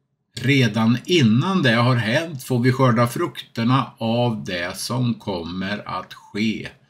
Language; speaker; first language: Swedish; native; Swedish